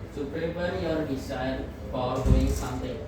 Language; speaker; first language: English; non-native, learner; Indonesian